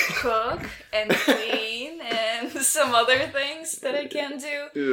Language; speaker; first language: English; non-native, fluent; Russian